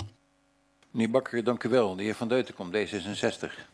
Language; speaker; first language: Dutch; native; Dutch